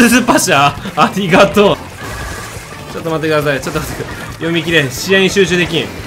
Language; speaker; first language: Japanese; native; Japanese